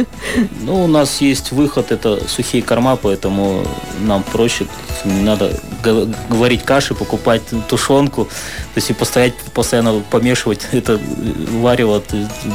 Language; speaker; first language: Russian; native; Russian